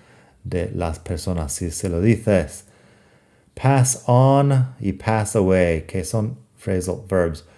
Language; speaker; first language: Spanish; non-native, fluent; English